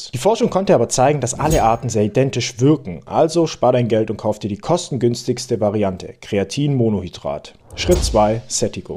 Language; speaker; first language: German; native; German